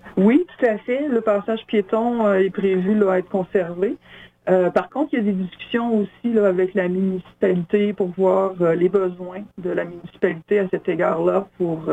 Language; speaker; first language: French; native; French